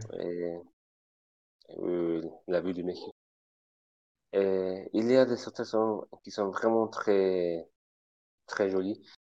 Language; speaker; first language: French; non-native, fluent; Spanish